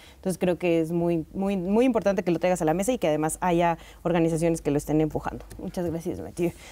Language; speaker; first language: Spanish; native; Spanish